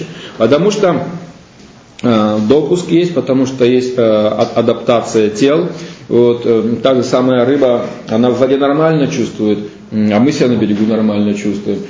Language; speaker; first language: Russian; native; Russian